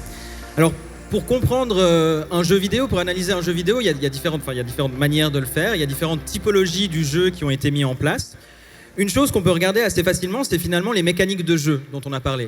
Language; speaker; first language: French; native; French